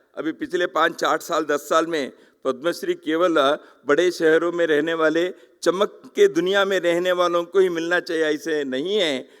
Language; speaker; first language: Hindi; non-native, local second language; Kannada